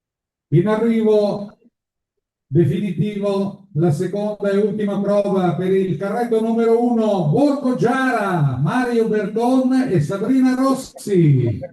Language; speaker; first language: Italian; native; Italian